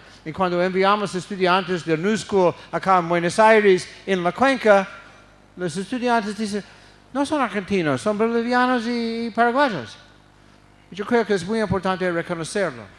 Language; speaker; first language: Spanish; non-native, fluent; English